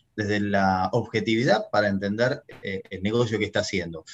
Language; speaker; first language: Spanish; native; Spanish